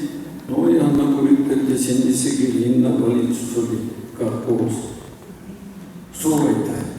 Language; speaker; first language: Estonian; non-native, local second language; Russian